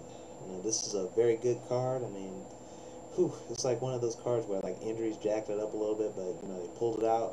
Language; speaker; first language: English; native; English